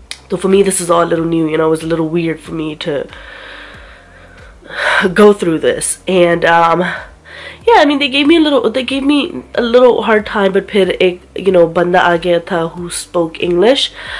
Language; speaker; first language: English; early bilingual, other home language; Hindi